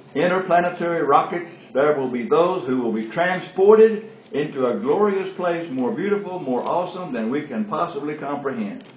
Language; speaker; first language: English; native; English